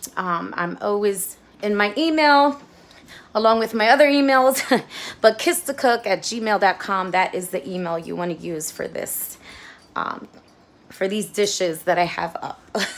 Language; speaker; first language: English; native; English